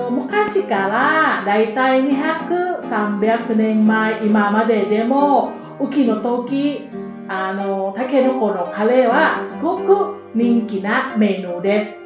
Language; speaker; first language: Japanese; non-native, learner; Thai